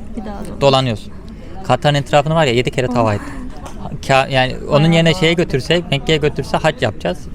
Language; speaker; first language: Turkish; native; Turkish